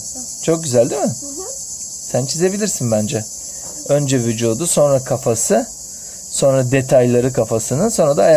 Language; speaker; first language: Turkish; native; Turkish